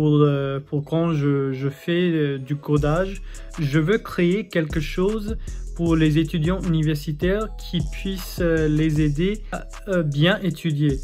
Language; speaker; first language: French; non-native, fluent; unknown